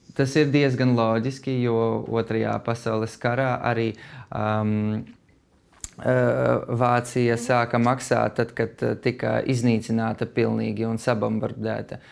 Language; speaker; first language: Latvian; non-native, fluent; Russian